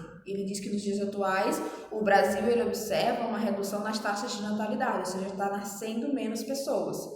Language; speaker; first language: Portuguese; native; Portuguese